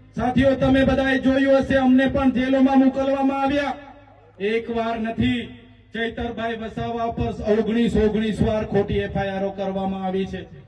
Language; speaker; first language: Gujarati; non-native, local second language; Vasavi